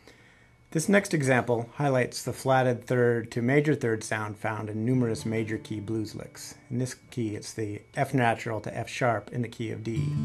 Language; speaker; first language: English; native; English